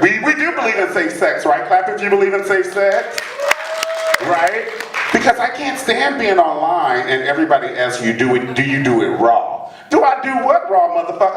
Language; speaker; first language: English; native; English